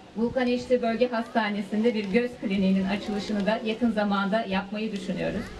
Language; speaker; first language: Turkish; native; Turkish